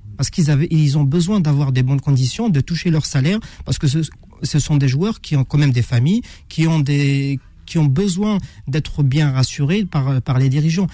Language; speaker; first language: French; non-native, local second language; Arabic